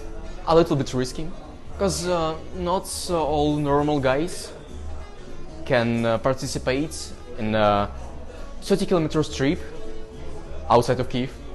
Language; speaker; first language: English; non-native, learner; Russian